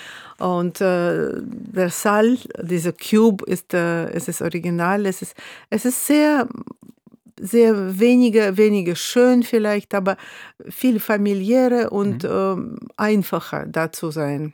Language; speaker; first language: German; non-native, fluent; Russian